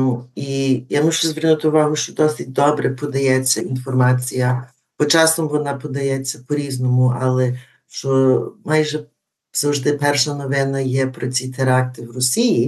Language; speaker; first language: Ukrainian; early bilingual, heritage; Ukrainian